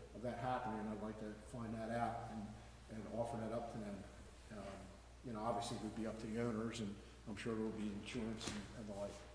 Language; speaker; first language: English; native; English